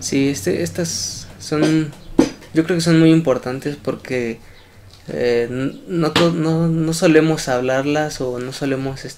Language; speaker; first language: Spanish; native; Spanish